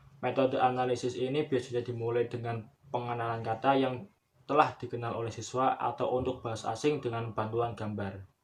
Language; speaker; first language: Indonesian; native; Indonesian